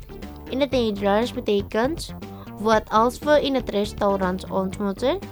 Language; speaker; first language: Dutch; non-native, learner; Indonesian